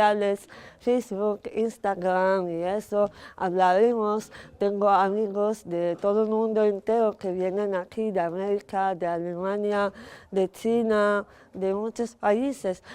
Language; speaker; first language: Spanish; non-native, fluent; Arabic